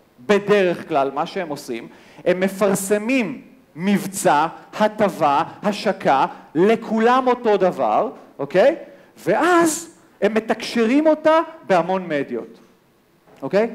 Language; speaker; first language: Hebrew; native; Hebrew